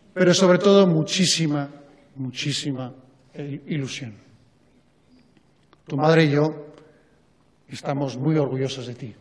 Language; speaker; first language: Spanish; native; Spanish